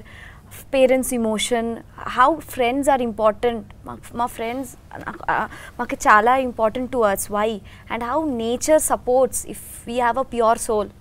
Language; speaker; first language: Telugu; non-native, learner; Bangla